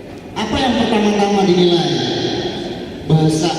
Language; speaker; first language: Indonesian; non-native, local second language; Banjar